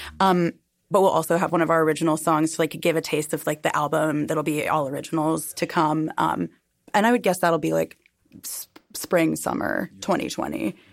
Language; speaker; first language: English; native; English